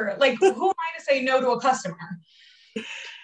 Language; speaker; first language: English; native; English